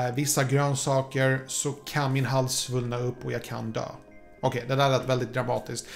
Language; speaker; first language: Swedish; early bilingual, other home language; Polish